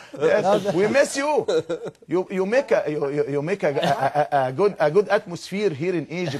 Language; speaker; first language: English; non-native, learner; Arabic